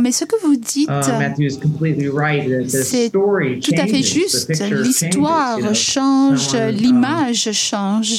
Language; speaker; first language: French; non-native, learner; English